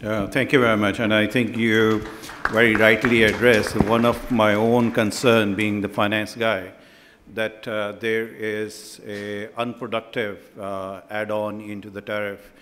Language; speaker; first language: English; non-native, local second language; Urdu